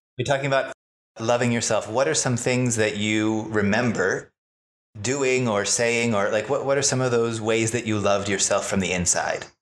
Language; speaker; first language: English; native; English